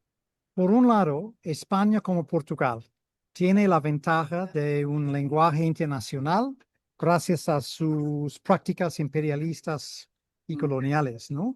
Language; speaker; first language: Spanish; non-native, fluent; English